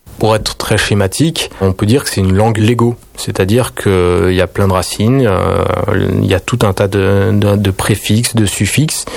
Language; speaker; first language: French; native; French